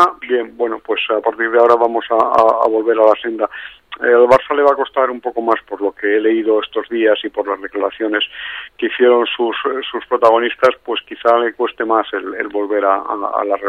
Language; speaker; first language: Spanish; native; Spanish